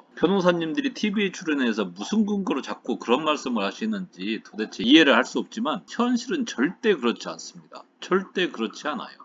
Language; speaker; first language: Korean; native; Korean